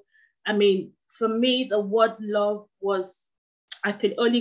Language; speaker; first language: English; non-native, local second language; Yoruba